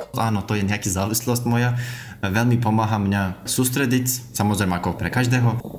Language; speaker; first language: Slovak; non-native, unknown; Turkish